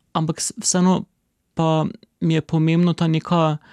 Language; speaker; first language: Slovenian; native; Slovenian